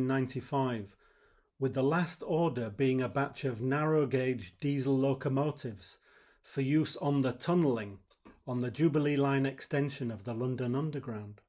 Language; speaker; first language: English; native; English